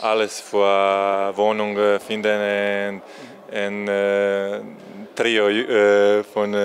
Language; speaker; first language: German; non-native, learner; Croatian